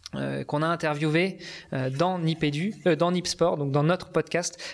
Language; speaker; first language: French; native; French